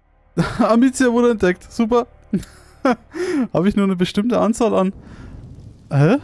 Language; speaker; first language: German; native; German